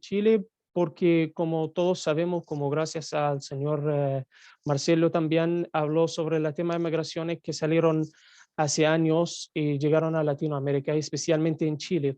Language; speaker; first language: Spanish; non-native, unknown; Arabic